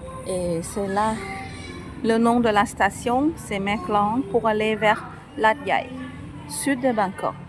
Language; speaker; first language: French; non-native, fluent; Thai